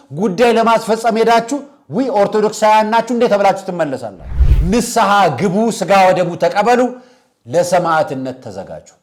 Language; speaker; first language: Amharic; native; Amharic